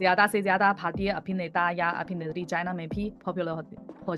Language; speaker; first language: Hindi; non-native, fluent; Chinese